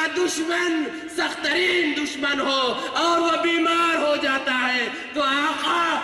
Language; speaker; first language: Urdu; native; Urdu